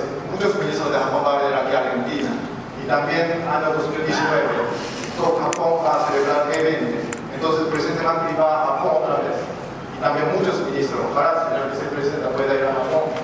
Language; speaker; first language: Spanish; non-native, fluent; Japanese